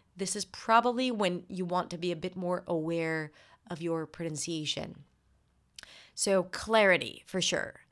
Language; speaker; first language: English; non-native, fluent; Hebrew